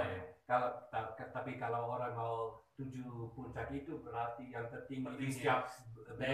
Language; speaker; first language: Indonesian; early bilingual, heritage; Dutch